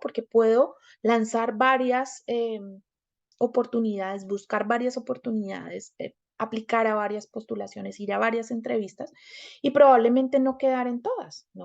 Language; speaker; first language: Spanish; native; Spanish